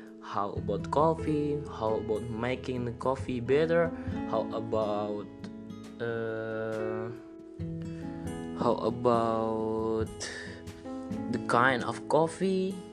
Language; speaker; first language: English; non-native, learner; Indonesian